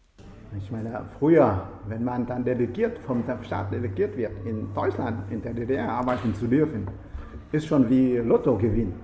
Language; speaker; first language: German; non-native, fluent; Vietnamese